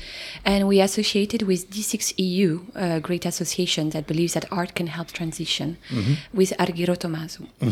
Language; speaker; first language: English; non-native, fluent; French